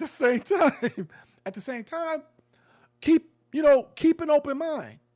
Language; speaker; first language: English; native; English